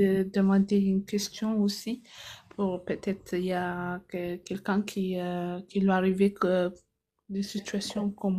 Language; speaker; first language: French; non-native, fluent; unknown